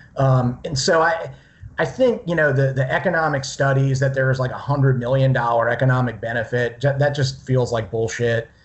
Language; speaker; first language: English; native; English